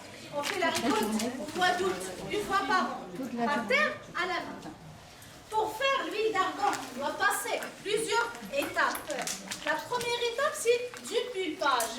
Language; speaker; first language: French; non-native, local second language; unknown